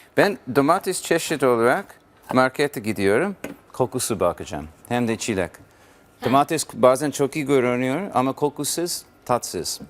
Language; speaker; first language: Turkish; non-native, learner; English